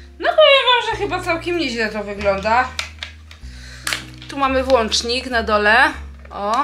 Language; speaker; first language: Polish; native; Polish